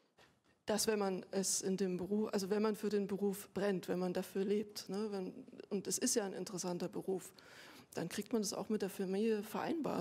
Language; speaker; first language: German; native; German